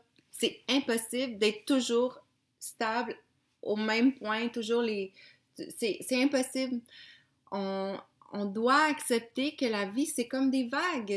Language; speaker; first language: French; native; French